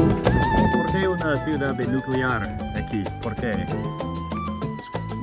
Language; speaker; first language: Spanish; non-native, learner; English